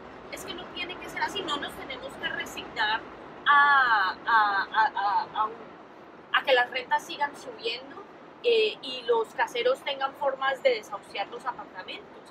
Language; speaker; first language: Spanish; early bilingual, heritage; Spanish